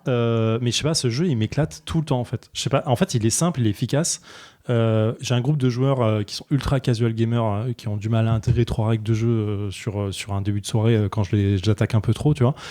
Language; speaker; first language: French; native; French